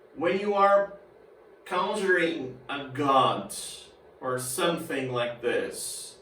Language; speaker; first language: English; non-native, fluent; Portuguese